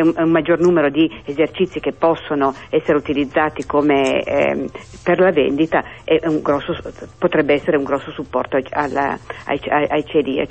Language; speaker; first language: Italian; native; Italian